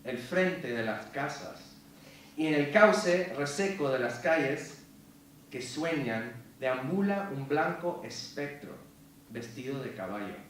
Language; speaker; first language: Spanish; early bilingual, other home language; English